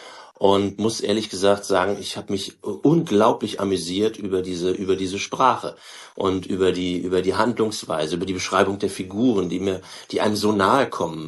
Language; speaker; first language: German; native; German